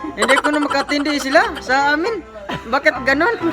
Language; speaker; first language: Filipino; non-native, local second language; Cebuano